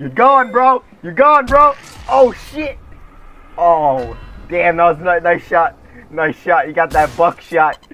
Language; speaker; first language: English; native; English